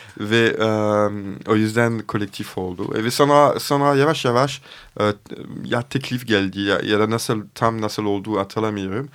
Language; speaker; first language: Turkish; non-native, fluent; French